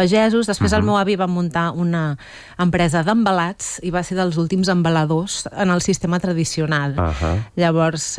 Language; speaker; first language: Catalan; native; Catalan